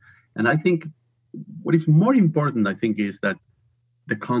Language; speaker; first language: English; non-native, fluent; Spanish